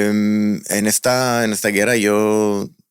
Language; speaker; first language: Spanish; non-native, fluent; Hebrew